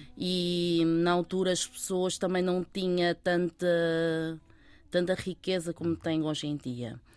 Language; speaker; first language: Portuguese; early bilingual, other home language; Chinese